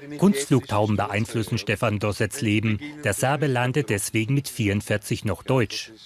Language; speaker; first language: German; native; German